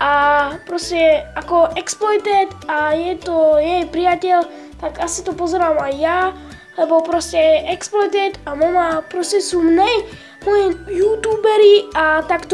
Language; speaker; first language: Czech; non-native, learner; Slovak